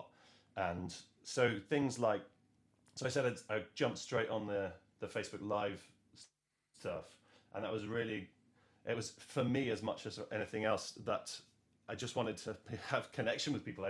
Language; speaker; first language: English; native; English